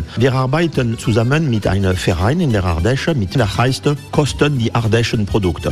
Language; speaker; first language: German; non-native, fluent; French